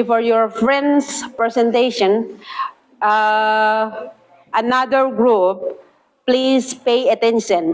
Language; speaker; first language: English; non-native, fluent; Indonesian